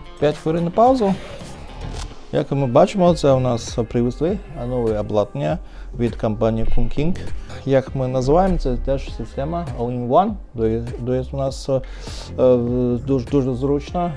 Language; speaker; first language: Ukrainian; non-native, learner; Chinese